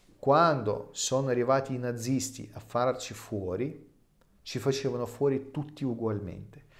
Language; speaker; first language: Italian; non-native, fluent; Russian